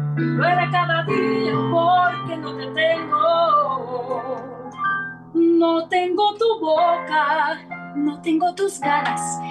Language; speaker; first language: Spanish; native; Spanish